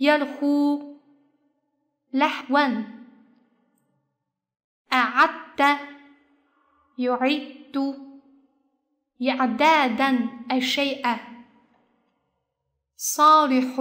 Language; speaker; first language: Arabic; non-native, fluent; Chinese